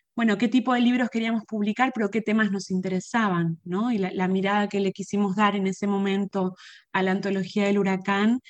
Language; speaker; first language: Spanish; native; Spanish